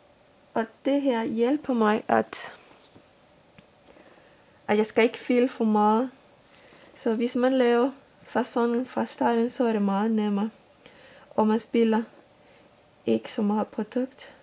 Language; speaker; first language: Danish; non-native, fluent; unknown